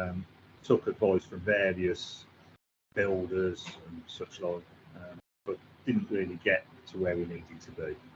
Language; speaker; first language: English; native; English